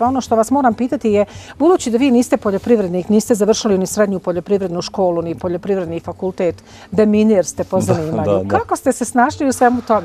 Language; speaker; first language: Croatian; native; Croatian